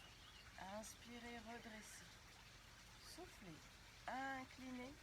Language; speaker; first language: French; native; French